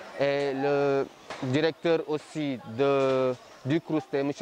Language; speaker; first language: French; non-native, local second language; Wolof